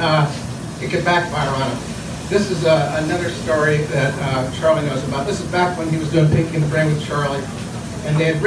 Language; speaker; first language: English; native; English